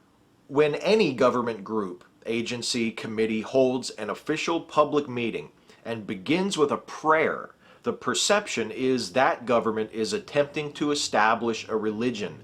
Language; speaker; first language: English; native; English